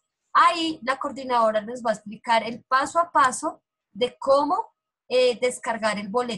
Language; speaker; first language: Spanish; native; Spanish